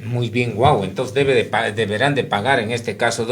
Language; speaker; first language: Spanish; native; Spanish